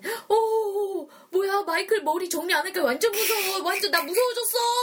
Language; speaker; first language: Korean; native; Korean